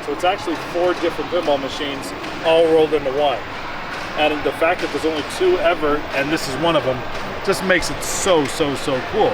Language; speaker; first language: English; native; English